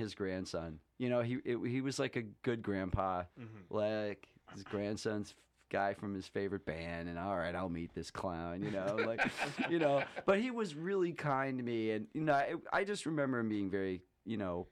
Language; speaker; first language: English; native; English